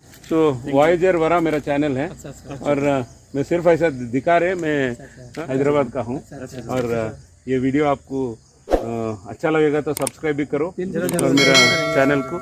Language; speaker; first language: Hindi; non-native, local second language; Telugu